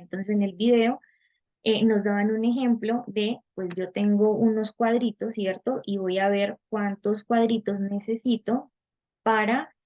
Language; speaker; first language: Spanish; native; Spanish